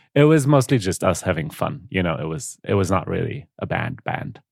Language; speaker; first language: English; non-native, fluent; German